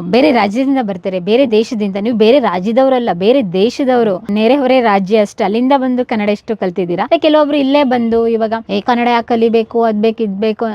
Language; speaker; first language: Kannada; native; Kannada